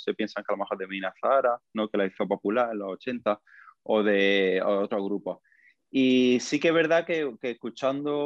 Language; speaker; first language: Spanish; native; Spanish